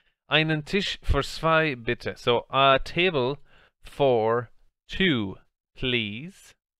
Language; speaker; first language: German; non-native, learner; English